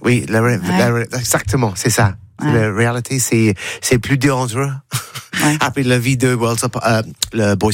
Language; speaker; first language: French; non-native, learner; English